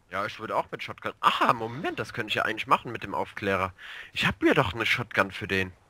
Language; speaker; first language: German; native; German